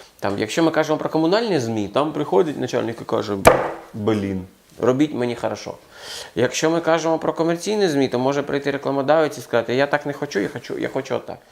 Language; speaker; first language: Ukrainian; non-native, local second language; Russian